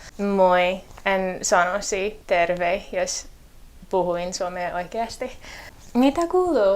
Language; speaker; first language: Finnish; non-native, fluent; English